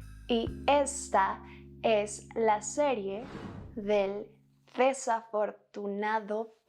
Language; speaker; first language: Spanish; native; Spanish